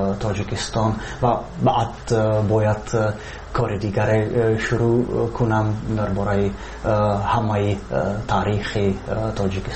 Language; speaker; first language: Tajik; non-native, fluent; Czech